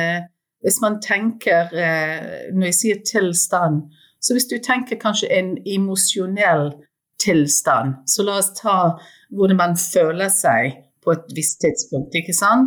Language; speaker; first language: Norwegian; non-native, fluent; English